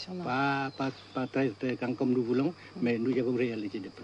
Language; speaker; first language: French; non-native, local second language; Vietnamese